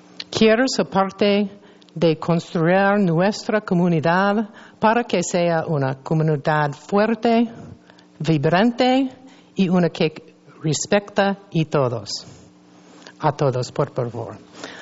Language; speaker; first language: Spanish; non-native, learner; English